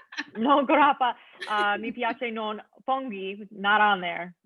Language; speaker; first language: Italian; non-native, learner; English